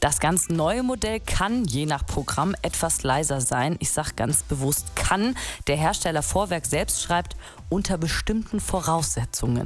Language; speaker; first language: German; native; German